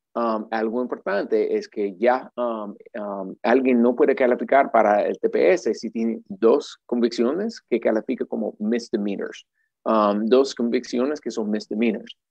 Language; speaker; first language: Spanish; non-native, fluent; English